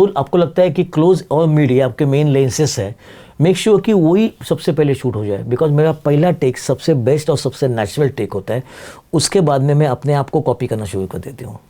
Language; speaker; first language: Hindi; non-native, local second language; Marathi